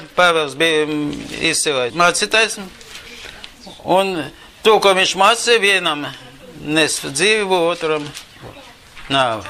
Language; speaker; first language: Latvian; non-native, local second language; Russian